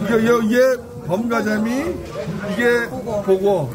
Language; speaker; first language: Korean; native; Korean